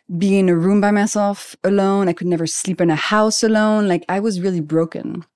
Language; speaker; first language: English; non-native, fluent; French